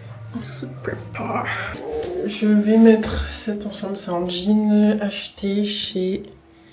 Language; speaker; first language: French; native; French